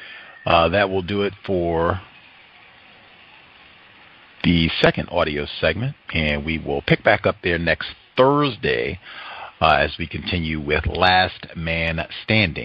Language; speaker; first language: English; native; English